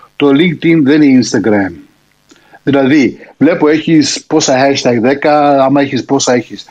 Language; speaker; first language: Greek; early bilingual, heritage; Greek